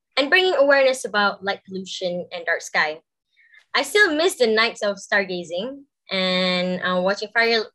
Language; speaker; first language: English; non-native, local second language; Malay